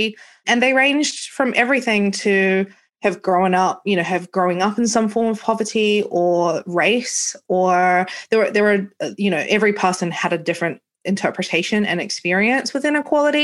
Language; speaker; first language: English; native; English